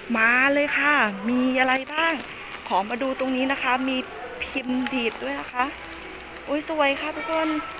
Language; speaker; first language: Thai; native; Thai